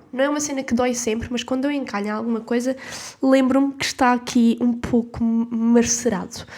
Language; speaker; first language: Portuguese; native; Portuguese